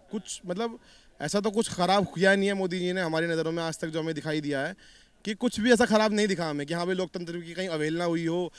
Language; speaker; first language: Hindi; native; Hindi